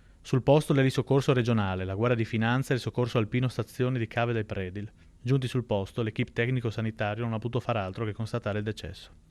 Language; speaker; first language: Italian; native; Italian